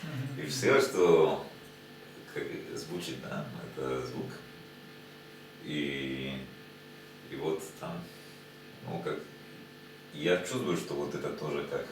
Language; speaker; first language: Russian; non-native, learner; Spanish